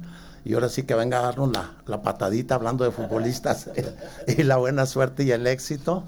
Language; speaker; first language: Spanish; native; Spanish